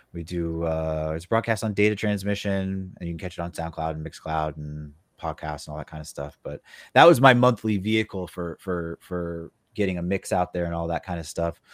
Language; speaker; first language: English; native; English